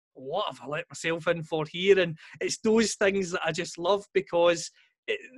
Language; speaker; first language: English; native; English